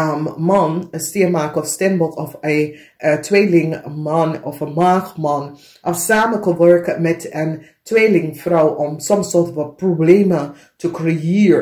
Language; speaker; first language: Dutch; non-native, learner; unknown